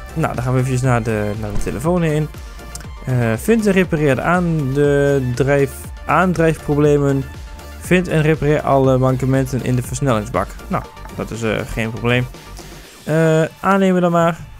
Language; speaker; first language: Dutch; native; Dutch